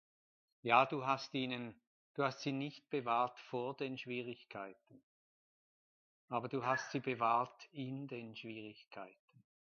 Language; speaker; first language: German; native; German